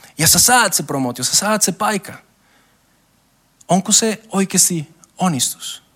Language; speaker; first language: Finnish; non-native, learner; Spanish